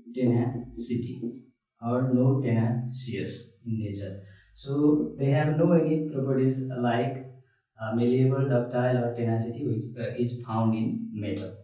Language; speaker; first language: English; non-native, local second language; Nepali